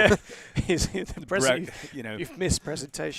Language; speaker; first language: English; native; English